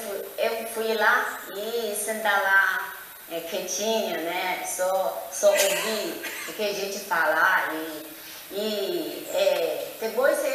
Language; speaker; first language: Portuguese; non-native, learner; Chinese